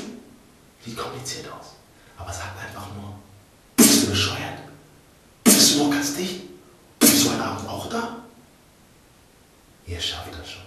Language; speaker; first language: German; native; German